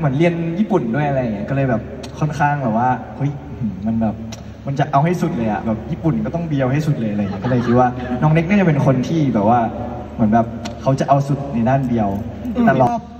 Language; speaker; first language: Thai; native; Thai